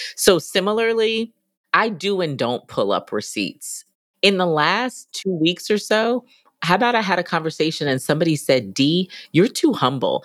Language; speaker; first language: English; native; English